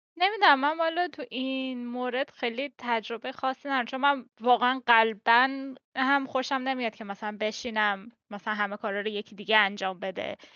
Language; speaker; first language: Persian; native; Persian